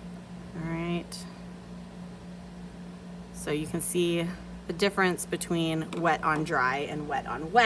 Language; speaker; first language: English; native; English